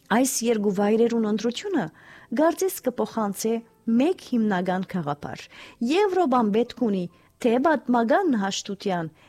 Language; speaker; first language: Armenian; early bilingual, heritage; Armenian